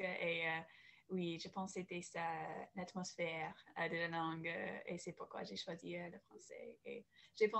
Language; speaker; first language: French; non-native, learner; English